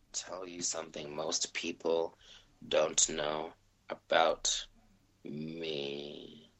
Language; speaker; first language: English; early bilingual, other home language; Shona